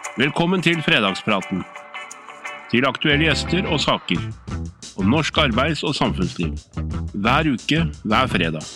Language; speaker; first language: Norwegian; native; Norwegian